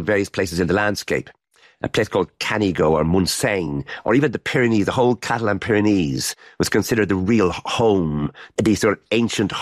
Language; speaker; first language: English; native; English